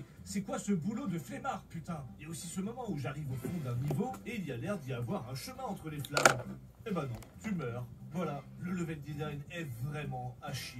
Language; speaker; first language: French; native; French